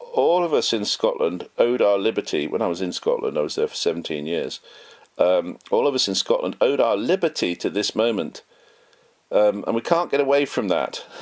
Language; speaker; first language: English; native; English